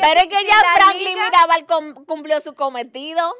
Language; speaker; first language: Spanish; native; Spanish